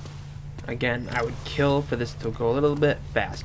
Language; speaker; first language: English; native; English